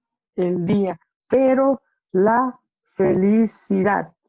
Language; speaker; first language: Spanish; non-native, learner; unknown